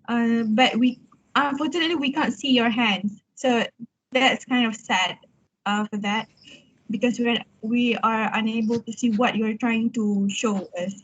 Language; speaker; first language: English; non-native, local second language; Malay